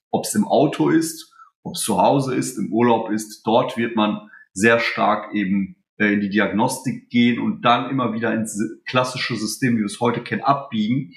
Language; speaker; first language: German; early bilingual, other home language; Polish